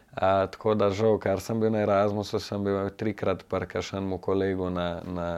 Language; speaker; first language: Slovenian; native; Slovenian